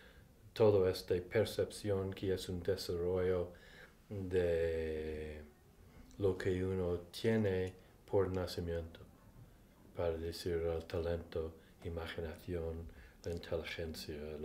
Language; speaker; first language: Spanish; non-native, fluent; English